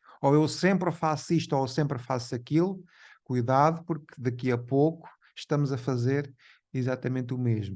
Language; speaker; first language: Portuguese; native; Portuguese